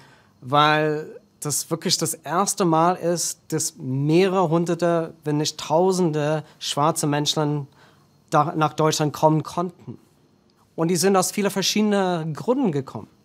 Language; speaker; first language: German; non-native, fluent; English